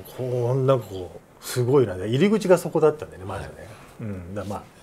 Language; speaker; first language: Japanese; native; Japanese